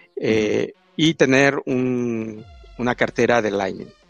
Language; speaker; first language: Spanish; native; Spanish